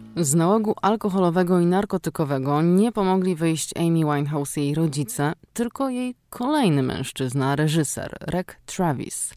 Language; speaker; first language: Polish; native; Polish